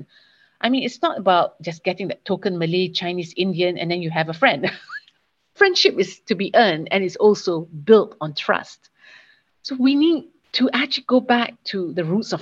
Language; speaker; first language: English; non-native, local second language; Malay